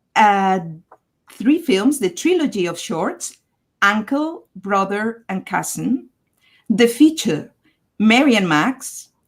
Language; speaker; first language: English; non-native, fluent; Catalan